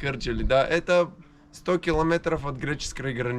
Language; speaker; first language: Russian; non-native, learner; Bulgarian